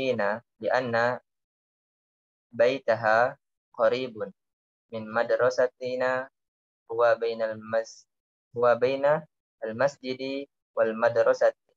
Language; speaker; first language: Arabic; non-native, fluent; Indonesian